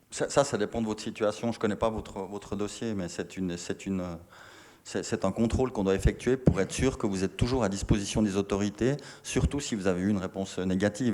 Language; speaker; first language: French; native; French